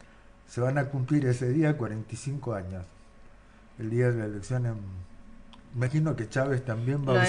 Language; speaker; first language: Spanish; native; Spanish